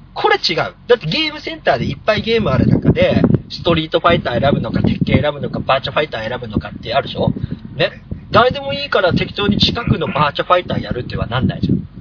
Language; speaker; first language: Japanese; native; Japanese